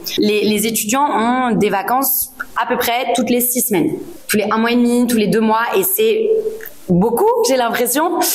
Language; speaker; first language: French; native; French